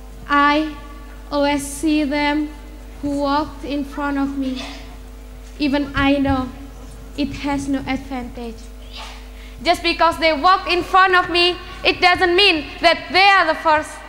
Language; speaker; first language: English; non-native, learner; Indonesian